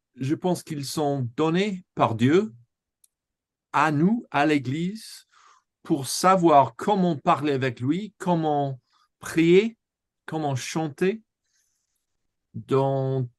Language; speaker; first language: French; non-native, fluent; English